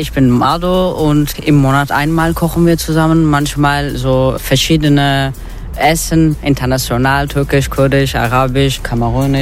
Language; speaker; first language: German; non-native, learner; Turkish